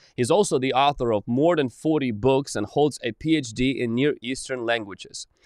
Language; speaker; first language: English; non-native, fluent; Ukrainian